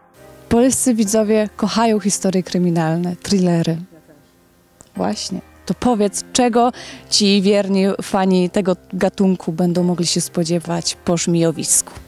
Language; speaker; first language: Polish; native; Polish